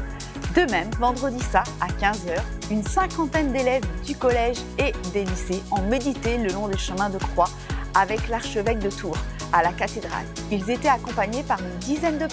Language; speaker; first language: French; native; French